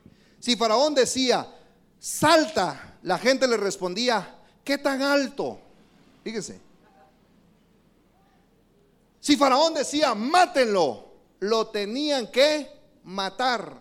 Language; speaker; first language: Spanish; native; Spanish